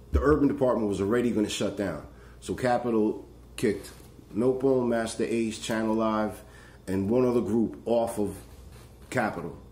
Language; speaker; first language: English; native; English